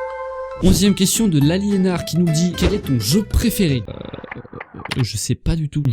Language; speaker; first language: French; native; French